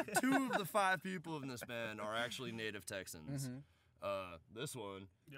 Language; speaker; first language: English; native; English